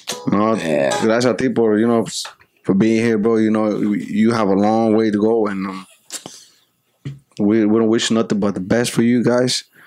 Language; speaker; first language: English; early bilingual, other home language; Spanish